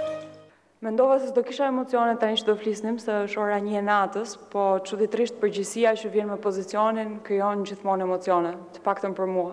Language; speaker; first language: Albanian; native; Albanian